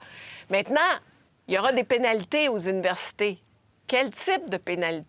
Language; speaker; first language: French; native; French